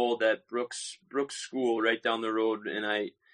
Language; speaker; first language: English; native; English